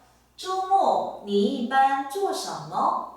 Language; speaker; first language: Chinese; non-native, fluent; Korean